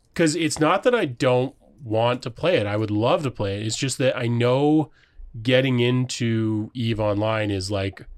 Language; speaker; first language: English; native; English